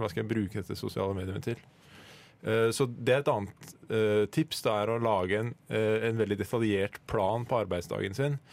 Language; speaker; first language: Norwegian; native; Norwegian